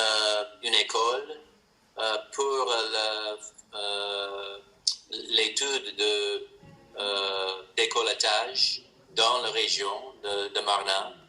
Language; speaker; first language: French; non-native, learner; English